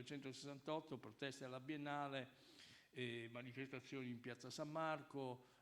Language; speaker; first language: Italian; native; Italian